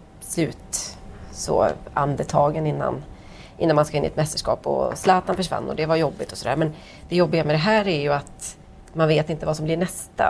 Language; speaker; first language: Swedish; native; Swedish